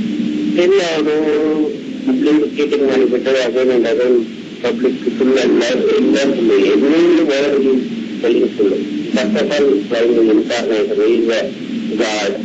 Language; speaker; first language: Kannada; non-native, local second language; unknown